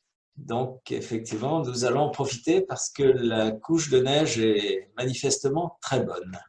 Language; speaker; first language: French; native; French